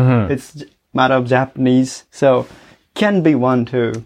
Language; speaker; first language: English; non-native, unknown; Japanese